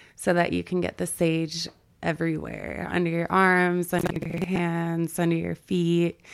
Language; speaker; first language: English; native; English